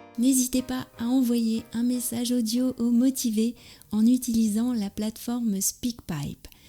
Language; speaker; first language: French; native; French